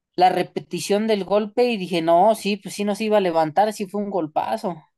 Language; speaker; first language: Spanish; native; Spanish